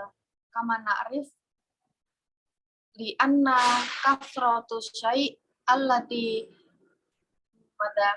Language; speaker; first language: Arabic; non-native, learner; Indonesian